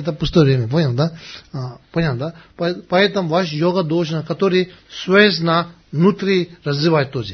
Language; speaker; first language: Russian; non-native, learner; Tibetan